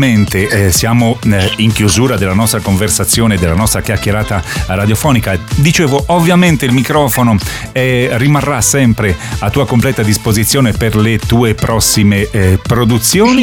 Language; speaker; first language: Italian; native; Italian